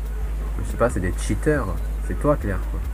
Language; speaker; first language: French; native; French